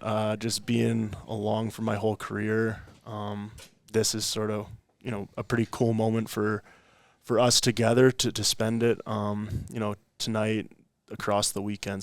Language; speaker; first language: English; native; English